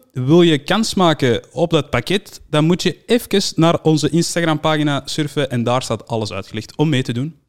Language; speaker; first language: Dutch; native; Dutch